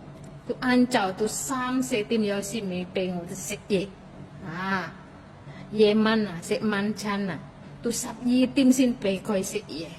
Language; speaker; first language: Cantonese; non-native, fluent; Indonesian